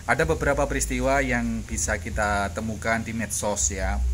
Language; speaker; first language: Indonesian; native; Indonesian